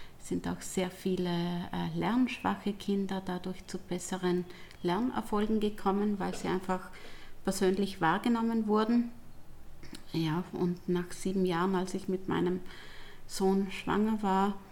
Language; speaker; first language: German; native; German